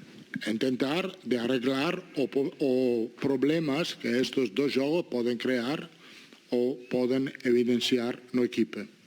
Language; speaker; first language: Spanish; non-native, fluent; Italian